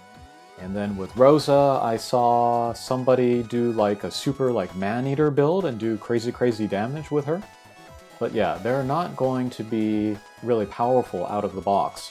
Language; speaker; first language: English; native; English